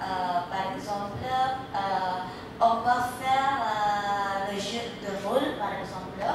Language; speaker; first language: French; non-native, fluent; Indonesian